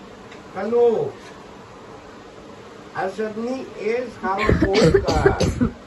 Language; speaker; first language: Dutch; non-native, local second language; Caribbean Hindustani